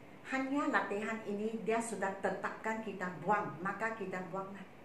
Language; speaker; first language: Malay; non-native, local second language; Chinese